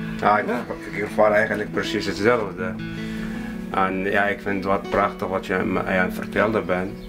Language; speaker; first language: Dutch; non-native, fluent; Kurdish